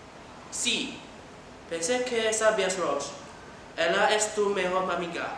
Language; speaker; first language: Spanish; non-native, learner; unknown